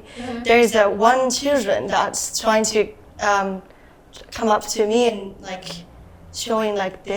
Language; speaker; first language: English; non-native, fluent; Japanese